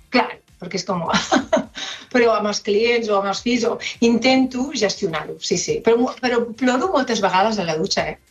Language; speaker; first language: Catalan; non-native, local second language; Spanish